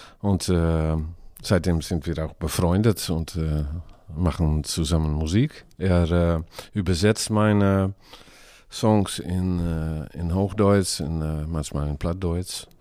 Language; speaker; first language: German; non-native, learner; Dutch